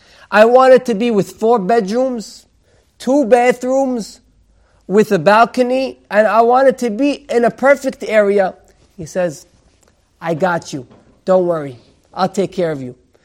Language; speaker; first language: English; native; English